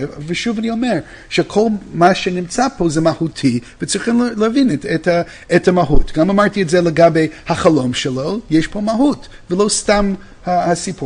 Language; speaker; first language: Hebrew; non-native, fluent; English